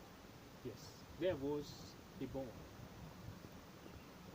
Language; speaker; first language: English; non-native, fluent; Tajik